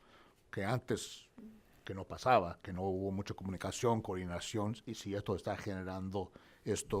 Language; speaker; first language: Spanish; non-native, fluent; English